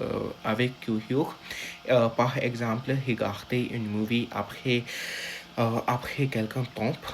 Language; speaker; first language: French; non-native, learner; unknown